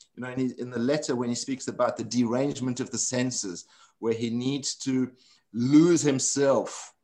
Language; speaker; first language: English; non-native, local second language; Afrikaans